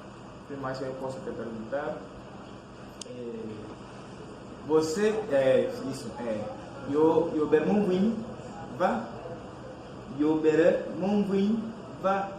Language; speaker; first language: Portuguese; non-native, fluent; Fang